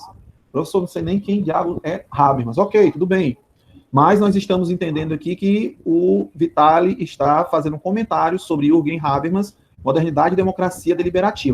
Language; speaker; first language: Portuguese; native; Portuguese